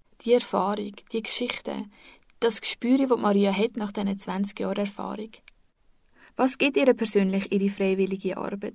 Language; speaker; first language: German; native; German